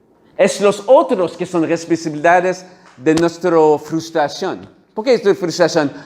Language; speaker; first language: Spanish; non-native, learner; French